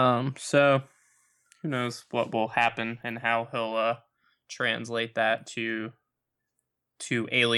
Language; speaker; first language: English; native; English